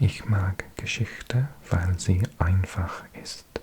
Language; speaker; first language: German; non-native, learner; English